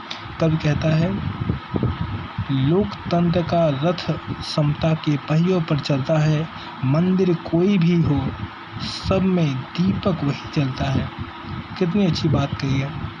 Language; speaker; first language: Hindi; native; Hindi